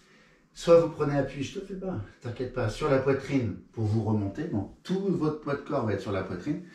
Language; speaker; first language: French; native; French